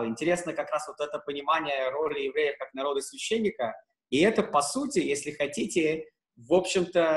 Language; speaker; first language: Russian; native; Russian